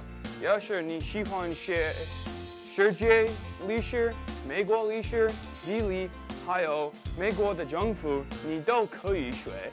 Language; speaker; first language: Chinese; non-native, learner; English